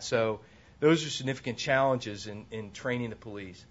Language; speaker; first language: English; native; English